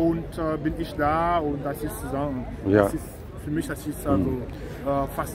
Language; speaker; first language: German; non-native, fluent; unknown